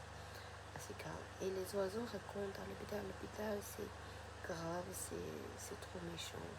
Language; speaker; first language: French; non-native, fluent; Japanese